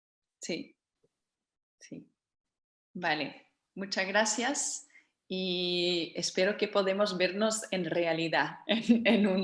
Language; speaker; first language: Spanish; non-native, fluent; Dutch